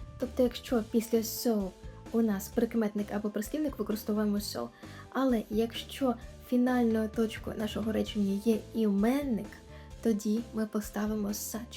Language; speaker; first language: Ukrainian; native; Ukrainian